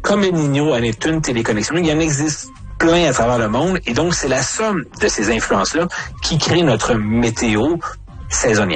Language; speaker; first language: French; native; French